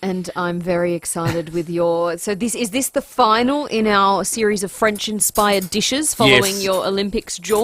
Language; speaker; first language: English; native; English